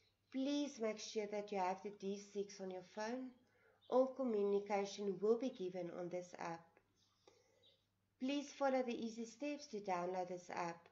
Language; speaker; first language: English; non-native, local second language; Afrikaans